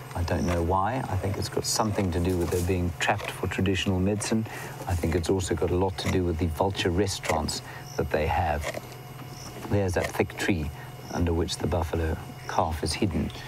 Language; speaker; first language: English; native; English